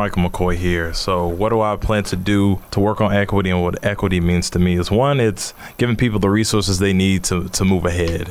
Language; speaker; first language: English; native; English